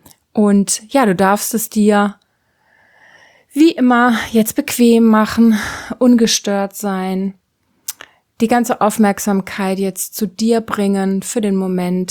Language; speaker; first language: German; native; German